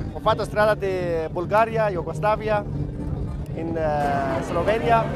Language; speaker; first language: Italian; non-native, learner; Kurdish